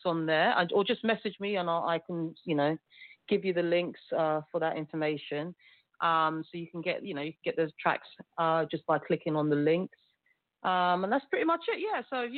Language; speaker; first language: English; early bilingual, other home language; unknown